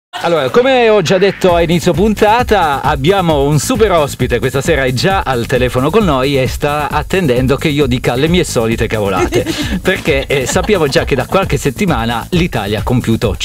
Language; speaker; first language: Italian; native; Italian